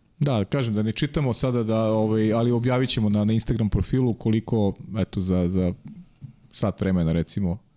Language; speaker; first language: Serbian; native; Serbian